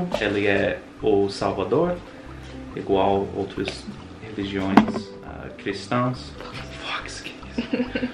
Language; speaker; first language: Portuguese; non-native, fluent; English